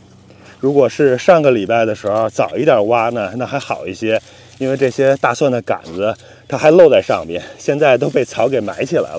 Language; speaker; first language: Chinese; native; Chinese